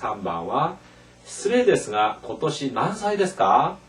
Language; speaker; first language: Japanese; non-native, fluent; Korean